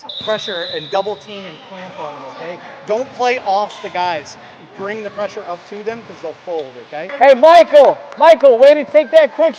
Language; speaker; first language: English; native; English